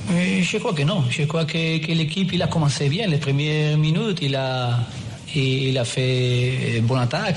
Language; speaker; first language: French; non-native, learner; Spanish